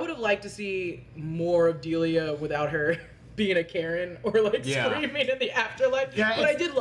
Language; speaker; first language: English; native; English